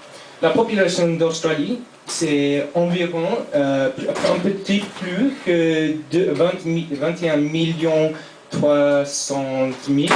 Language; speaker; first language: French; non-native, fluent; English